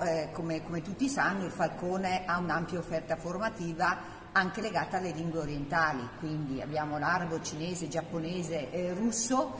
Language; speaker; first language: Italian; native; Italian